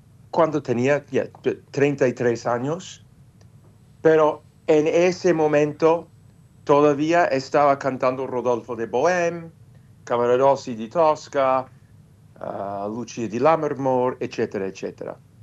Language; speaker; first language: Spanish; non-native, fluent; English